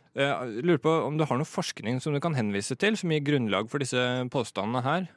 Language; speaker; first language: Norwegian; native; Norwegian